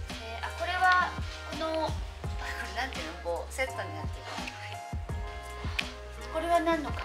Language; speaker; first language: Japanese; native; Japanese